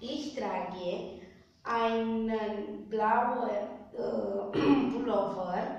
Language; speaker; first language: German; non-native, learner; Romanian